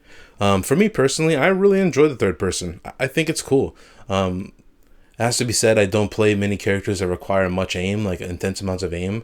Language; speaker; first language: English; native; English